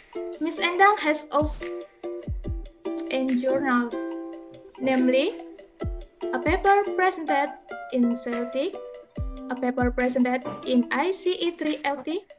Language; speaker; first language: English; non-native, learner; Indonesian